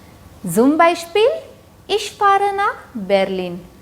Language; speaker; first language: German; non-native, fluent; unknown